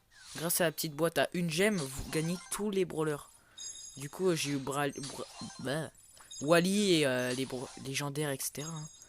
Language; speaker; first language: French; native; French